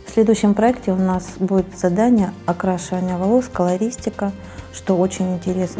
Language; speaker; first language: Russian; native; Russian